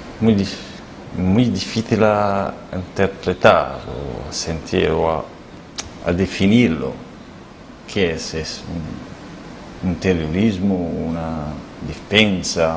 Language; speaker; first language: Spanish; non-native, learner; Arabic